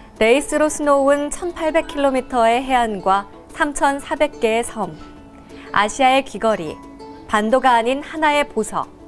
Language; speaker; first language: Korean; native; Korean